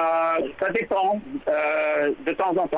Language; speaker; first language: French; non-native, fluent; English